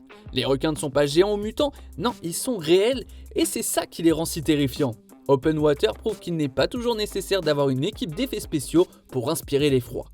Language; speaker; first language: French; native; French